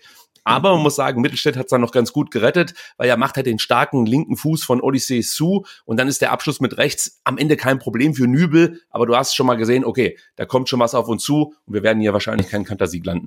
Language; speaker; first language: German; native; German